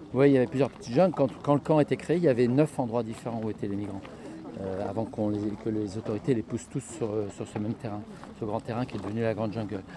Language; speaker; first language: French; native; French